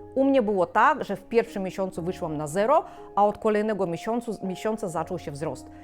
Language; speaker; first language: Polish; non-native, fluent; Korean